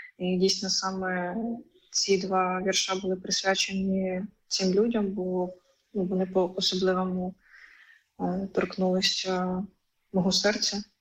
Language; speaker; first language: Ukrainian; native; Ukrainian